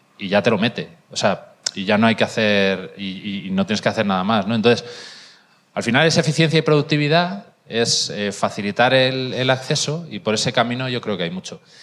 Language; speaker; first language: Spanish; native; Spanish